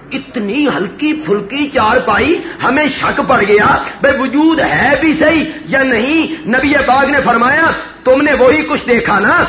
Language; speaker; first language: Urdu; non-native, local second language; Punjabi